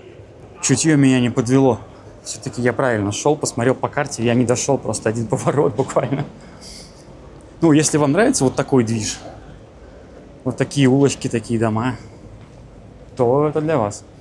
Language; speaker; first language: Russian; native; Russian